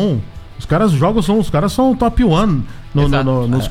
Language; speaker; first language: Portuguese; native; Portuguese